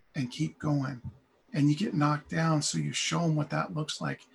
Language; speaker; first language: English; native; English